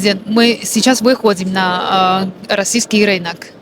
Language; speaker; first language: Russian; non-native, learner; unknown